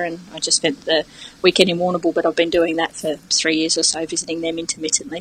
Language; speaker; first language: English; native; English